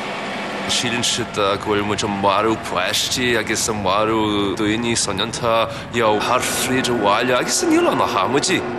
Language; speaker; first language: Irish; non-native, fluent; English